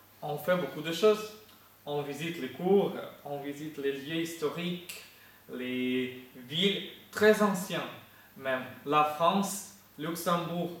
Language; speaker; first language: French; non-native, fluent; Ukrainian